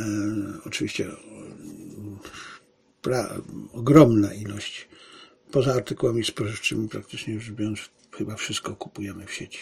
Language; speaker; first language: Polish; native; Polish